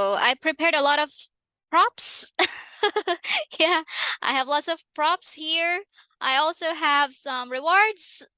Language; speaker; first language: English; non-native, fluent; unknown